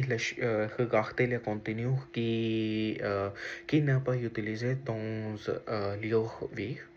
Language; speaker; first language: French; non-native, learner; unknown